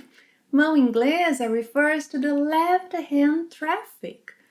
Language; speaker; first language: English; non-native, fluent; Portuguese